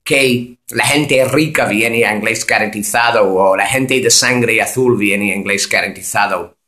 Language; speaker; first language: Spanish; non-native, fluent; English